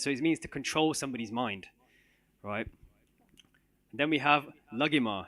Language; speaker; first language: English; non-native, local second language; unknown